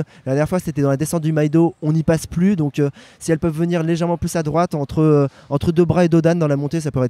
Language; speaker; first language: French; native; French